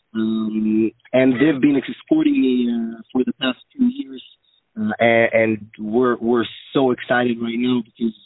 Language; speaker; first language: English; non-native, fluent; Hebrew